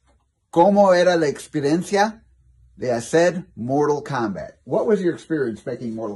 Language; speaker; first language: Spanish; non-native, learner; English